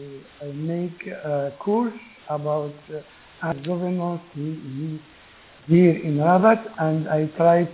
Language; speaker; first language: English; non-native, learner; Arabic